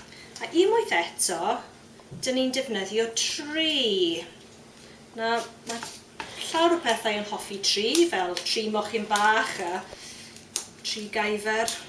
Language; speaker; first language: Welsh; non-native, fluent; English